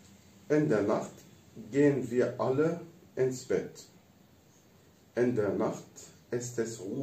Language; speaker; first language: German; non-native, fluent; Arabic